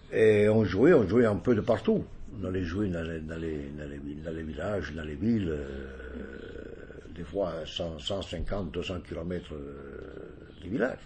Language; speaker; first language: French; non-native, fluent; Italian